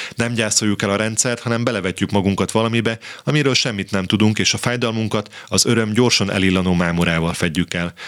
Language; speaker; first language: Hungarian; native; Hungarian